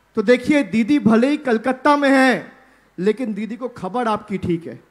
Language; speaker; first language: Hindi; non-native, local second language; Bangla